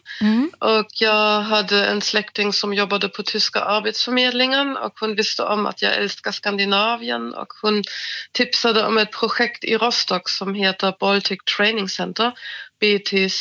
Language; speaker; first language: Swedish; non-native, fluent; German